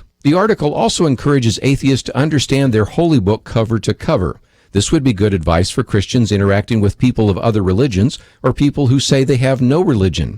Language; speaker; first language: English; native; English